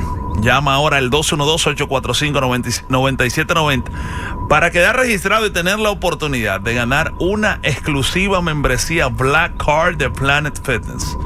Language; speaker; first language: Spanish; native; Spanish